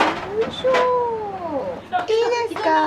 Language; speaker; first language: Japanese; native; Japanese